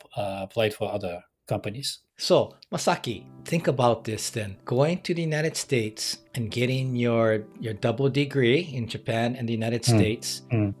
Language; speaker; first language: English; native; English